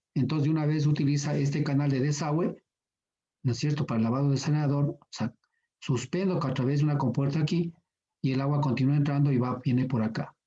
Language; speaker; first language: Spanish; native; Spanish